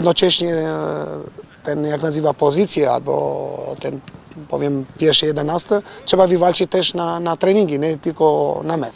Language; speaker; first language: Polish; non-native, fluent; Albanian